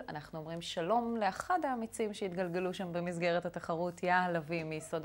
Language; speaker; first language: Hebrew; native; Hebrew